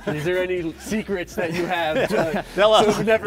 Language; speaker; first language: English; native; English